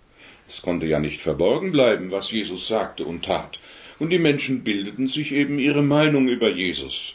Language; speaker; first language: German; native; German